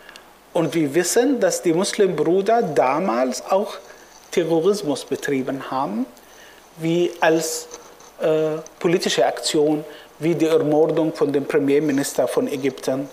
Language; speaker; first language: German; non-native, fluent; Arabic